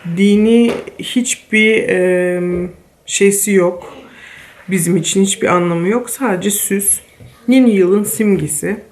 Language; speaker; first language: Turkish; early bilingual, other home language; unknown